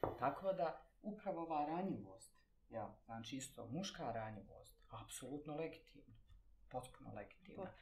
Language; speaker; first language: Bosnian; native; Bosnian